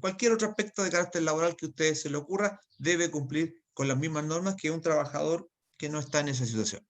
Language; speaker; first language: Spanish; native; Spanish